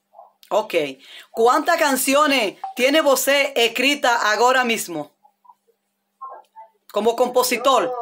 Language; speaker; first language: Spanish; native; Spanish